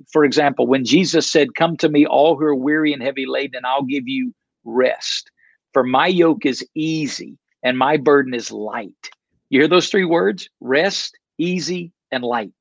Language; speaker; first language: English; native; English